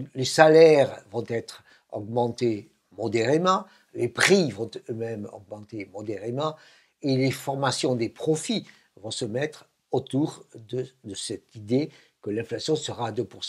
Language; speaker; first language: French; native; French